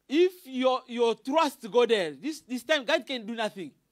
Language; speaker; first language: English; non-native, fluent; Lingala